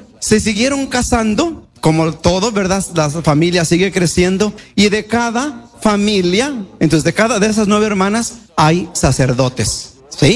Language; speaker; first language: Spanish; native; Spanish